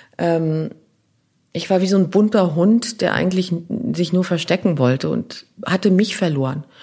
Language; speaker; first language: German; non-native, local second language; French